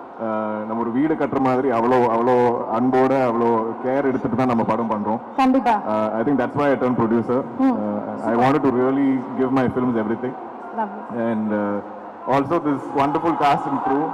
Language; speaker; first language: Tamil; non-native, local second language; Malayalam